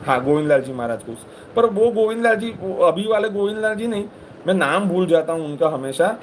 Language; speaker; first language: Hindi; non-native, local second language; Gujarati